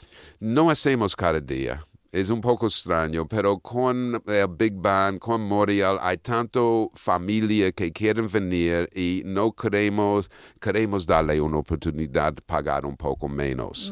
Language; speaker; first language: Spanish; non-native, fluent; English